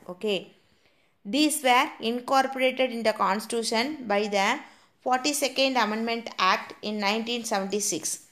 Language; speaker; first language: English; non-native, local second language; Tamil